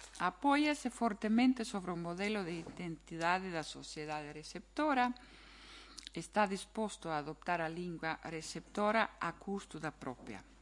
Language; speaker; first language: Galician; non-native, fluent; German